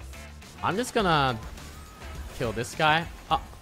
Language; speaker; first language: English; native; English